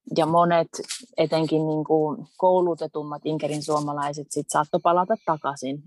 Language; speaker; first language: Finnish; early bilingual, heritage; Finnish